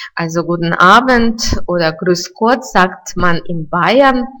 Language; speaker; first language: German; non-native, fluent; Russian